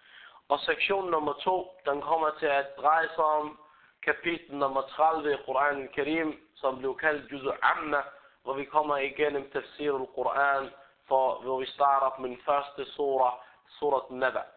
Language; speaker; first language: Danish; early bilingual, other home language; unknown